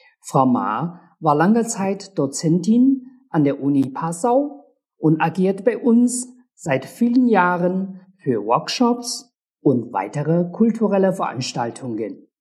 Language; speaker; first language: German; non-native, fluent; Chinese